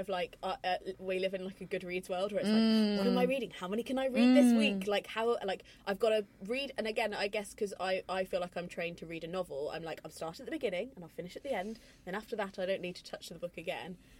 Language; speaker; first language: English; native; English